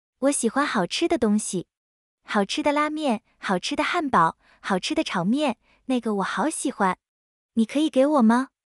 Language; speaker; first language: Chinese; non-native, learner; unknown